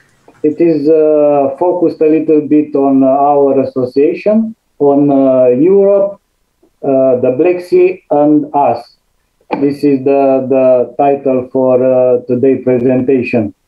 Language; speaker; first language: English; non-native, fluent; Romanian